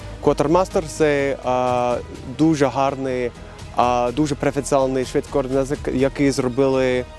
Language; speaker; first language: Ukrainian; non-native, learner; Swedish